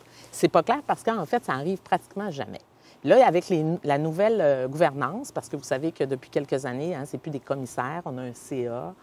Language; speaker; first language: French; native; French